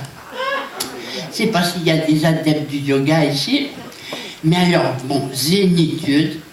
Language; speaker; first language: French; native; French